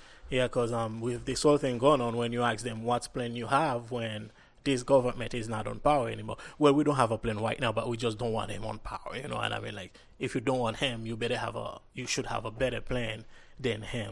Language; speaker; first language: English; non-native, fluent; Haitian Creole